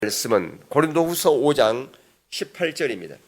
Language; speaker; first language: Korean; native; Korean